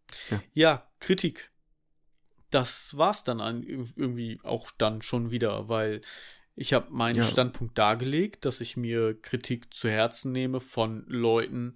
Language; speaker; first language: German; native; German